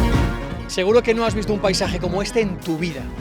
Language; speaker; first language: Spanish; native; Spanish